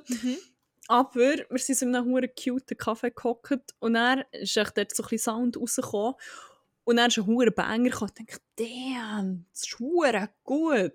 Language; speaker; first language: German; native; German